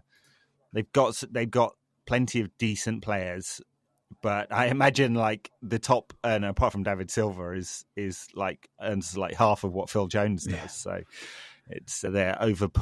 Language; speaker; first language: English; native; English